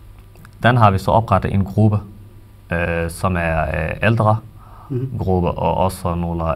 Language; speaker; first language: Danish; non-native, fluent; Somali